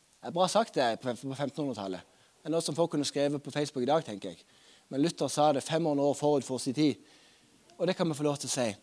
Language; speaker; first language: Norwegian; native; Norwegian